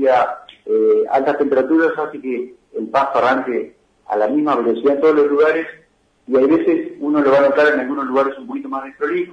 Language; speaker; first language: Spanish; native; Spanish